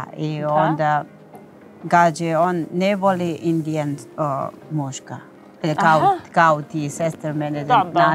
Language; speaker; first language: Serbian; non-native, learner; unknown